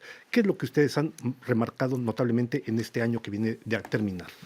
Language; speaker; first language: Spanish; native; Spanish